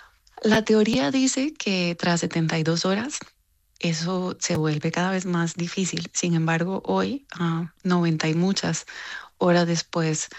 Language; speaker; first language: Spanish; native; Spanish